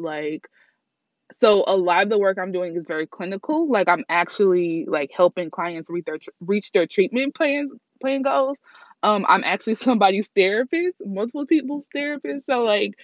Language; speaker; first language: English; native; English